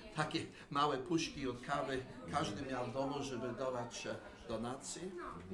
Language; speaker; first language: Polish; early bilingual, heritage; Polish